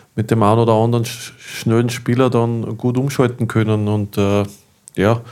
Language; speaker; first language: German; native; German